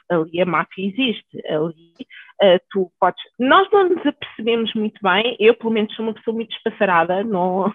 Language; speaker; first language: Portuguese; early bilingual, other home language; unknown